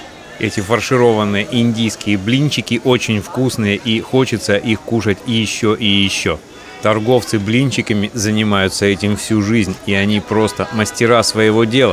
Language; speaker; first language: Russian; native; Russian